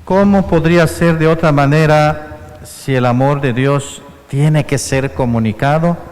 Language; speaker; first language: Spanish; native; Spanish